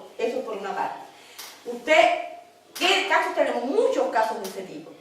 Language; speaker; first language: Spanish; native; Spanish